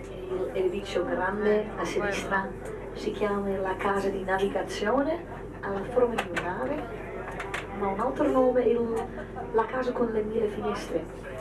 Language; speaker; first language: Italian; non-native, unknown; Dutch